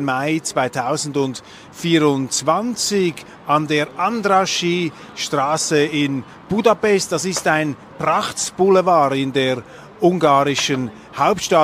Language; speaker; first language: German; native; German